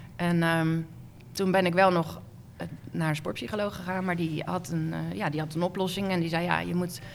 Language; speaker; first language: Dutch; native; Dutch